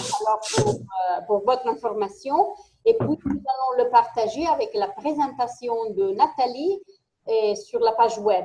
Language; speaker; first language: French; non-native, fluent; Italian